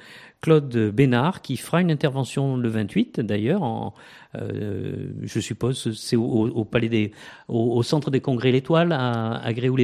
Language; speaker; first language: French; native; French